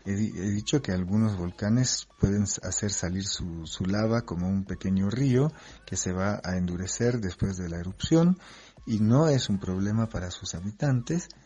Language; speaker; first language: Spanish; non-native, fluent; French